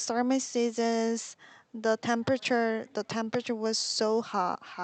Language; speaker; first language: English; non-native, learner; Korean